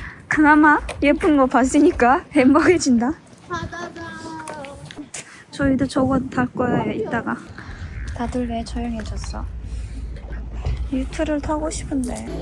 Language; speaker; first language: Korean; non-native, fluent; Turkmen